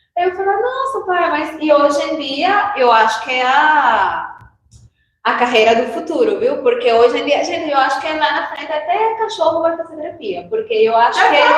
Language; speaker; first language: Portuguese; non-native, fluent; Spanish